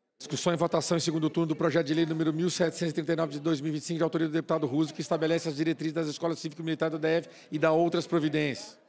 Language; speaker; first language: Portuguese; native; Portuguese